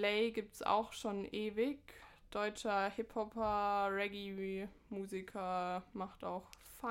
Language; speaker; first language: German; native; German